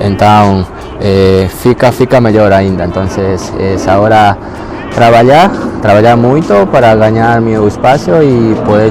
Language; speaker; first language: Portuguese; non-native, learner; Spanish